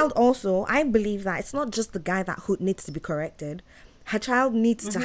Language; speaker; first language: English; non-native, local second language; Yoruba